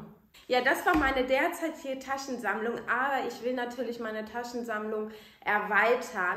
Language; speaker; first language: German; native; German